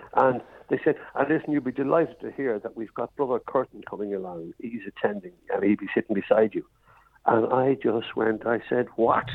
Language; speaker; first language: English; native; English